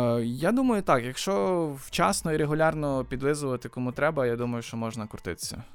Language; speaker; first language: Ukrainian; native; Ukrainian